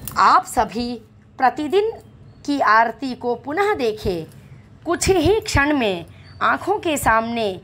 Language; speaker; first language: Hindi; non-native, local second language; Telugu